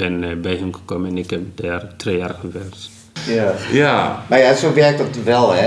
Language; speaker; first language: Dutch; non-native, learner; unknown